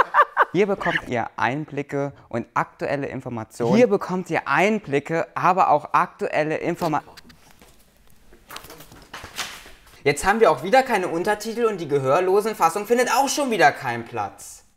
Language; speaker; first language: German; native; German